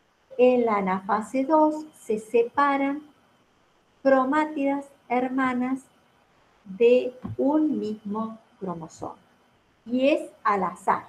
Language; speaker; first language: Spanish; native; Spanish